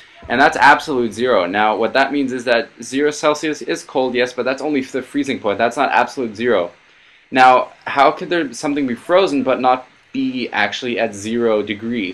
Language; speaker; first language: English; early bilingual, other home language; German